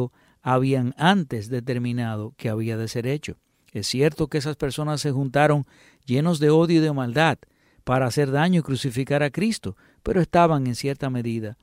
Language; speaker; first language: Spanish; native; Spanish